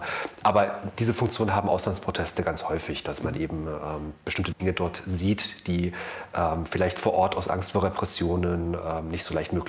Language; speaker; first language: German; native; German